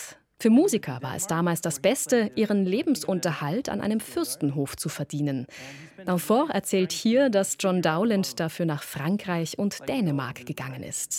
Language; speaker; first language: German; native; German